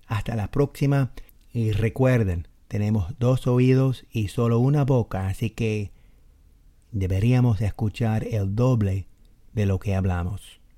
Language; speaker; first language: Spanish; non-native, fluent; English